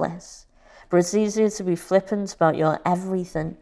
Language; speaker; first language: English; native; English